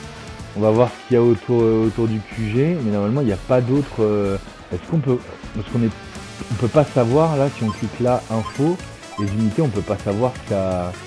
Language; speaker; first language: French; native; French